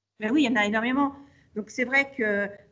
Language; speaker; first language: French; native; French